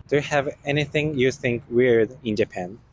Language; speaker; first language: English; non-native, fluent; Japanese